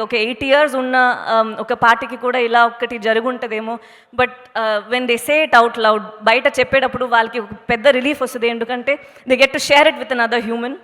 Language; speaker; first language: Telugu; non-native, local second language; Tamil